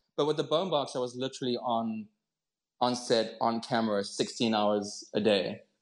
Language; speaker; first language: English; native; English